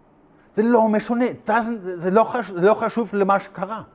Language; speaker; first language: Hebrew; non-native, learner; German